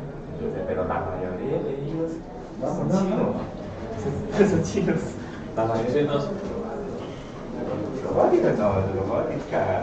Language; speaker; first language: Spanish; non-native, learner; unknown